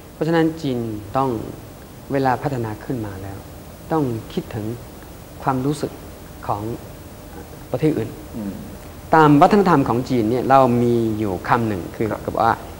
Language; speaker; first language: Thai; non-native, fluent; Chinese